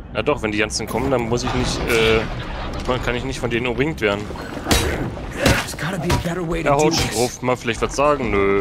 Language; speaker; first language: German; native; German